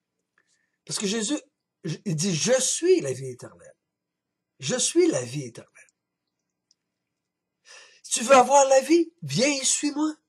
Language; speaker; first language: French; native; French